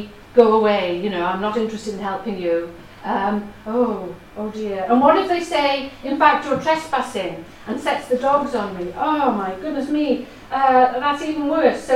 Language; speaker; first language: English; non-native, local second language; Welsh